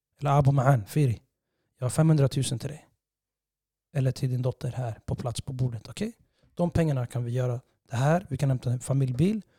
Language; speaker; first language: Swedish; early bilingual, other home language; Somali